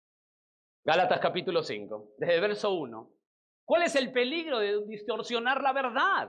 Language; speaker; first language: Spanish; native; Spanish